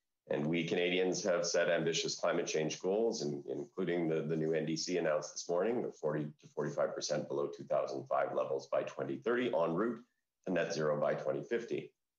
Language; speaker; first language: English; native; English